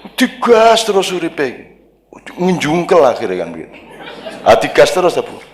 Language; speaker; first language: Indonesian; non-native, local second language; Javanese